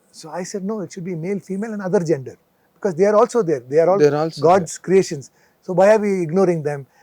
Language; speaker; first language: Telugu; non-native, local second language; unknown